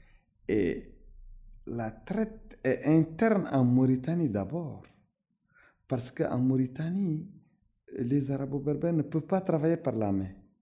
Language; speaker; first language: French; non-native, local second language; Arabic